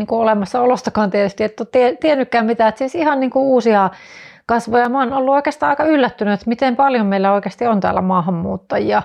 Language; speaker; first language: Finnish; native; Finnish